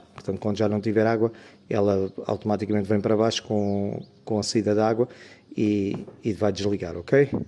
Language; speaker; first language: Portuguese; native; Portuguese